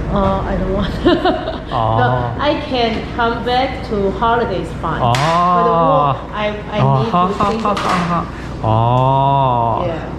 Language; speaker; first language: English; non-native, learner; Chinese